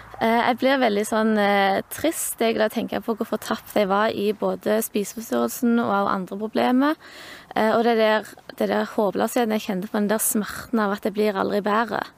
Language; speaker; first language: Norwegian; native; Norwegian